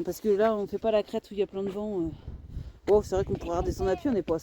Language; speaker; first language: French; native; French